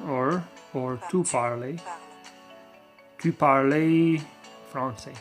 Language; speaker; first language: French; non-native, learner; English